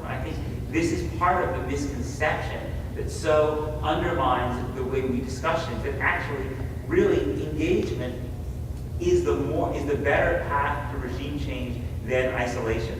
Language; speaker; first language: English; native; English